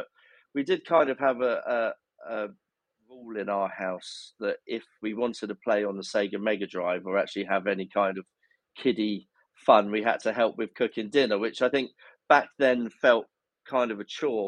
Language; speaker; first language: English; native; English